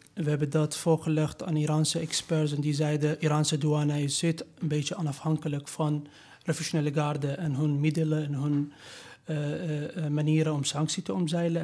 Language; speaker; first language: Dutch; non-native, fluent; Persian